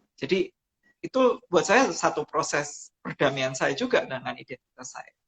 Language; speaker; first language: Indonesian; non-native, local second language; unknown